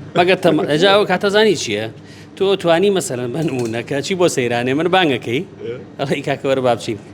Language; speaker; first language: Central Kurdish; non-native, local second language; Gurani